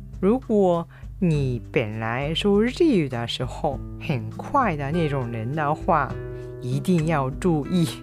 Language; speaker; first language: Chinese; non-native, fluent; Japanese